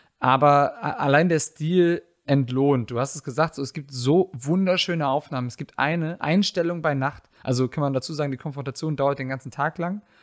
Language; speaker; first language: German; native; German